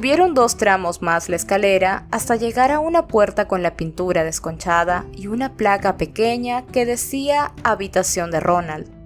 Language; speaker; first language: Spanish; native; Spanish